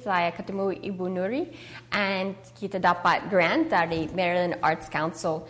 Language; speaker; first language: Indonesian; early bilingual, heritage; English